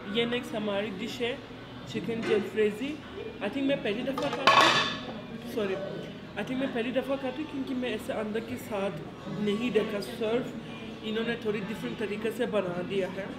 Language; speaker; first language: Hindi; non-native, fluent; Turkish